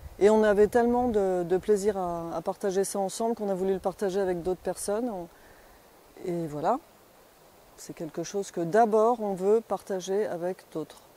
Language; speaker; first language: French; native; French